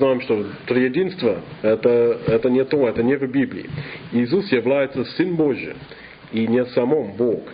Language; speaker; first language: Russian; non-native, fluent; English